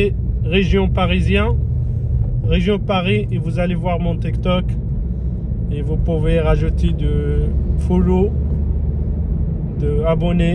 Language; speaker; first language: French; non-native, fluent; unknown